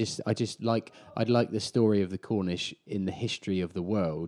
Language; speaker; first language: English; native; English